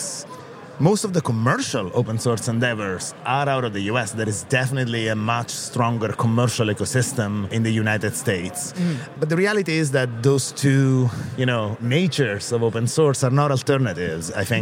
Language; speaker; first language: English; non-native, fluent; Italian